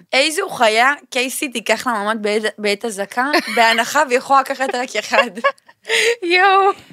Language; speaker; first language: Hebrew; native; Hebrew